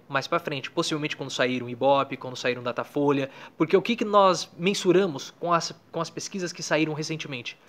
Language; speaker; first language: Portuguese; native; Portuguese